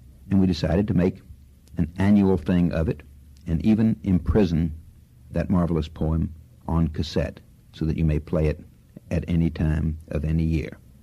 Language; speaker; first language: English; native; English